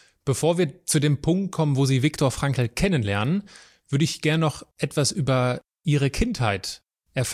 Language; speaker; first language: German; native; German